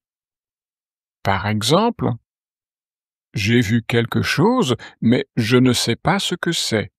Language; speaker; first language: French; native; French